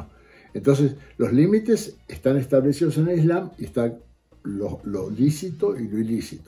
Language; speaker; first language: Spanish; native; Spanish